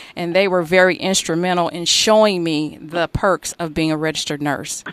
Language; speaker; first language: English; native; English